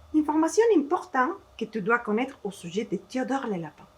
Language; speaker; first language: French; non-native, fluent; Spanish